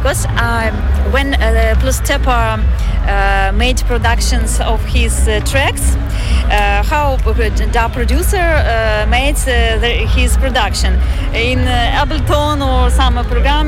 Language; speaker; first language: English; non-native, fluent; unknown